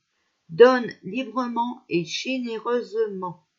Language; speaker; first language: French; native; French